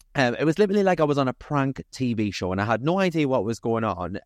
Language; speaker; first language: English; native; English